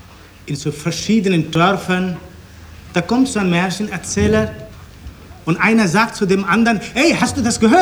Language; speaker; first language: German; non-native, fluent; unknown